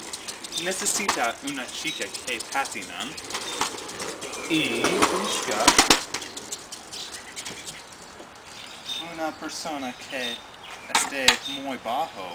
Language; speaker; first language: Spanish; non-native, learner; English